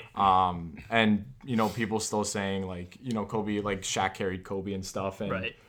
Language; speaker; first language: English; native; English